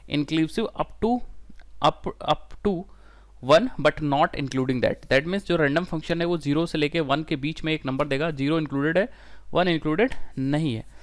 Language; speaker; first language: Hindi; native; Hindi